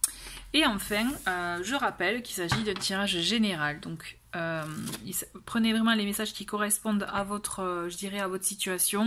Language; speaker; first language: French; native; French